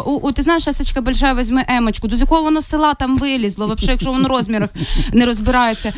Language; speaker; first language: Ukrainian; non-native, local second language; Russian